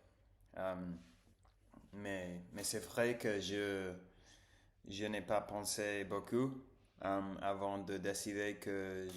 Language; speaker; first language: French; non-native, learner; English